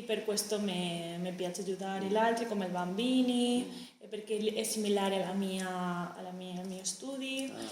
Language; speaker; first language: Italian; non-native, learner; Spanish